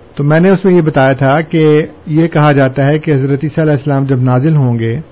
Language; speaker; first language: Urdu; non-native, local second language; Punjabi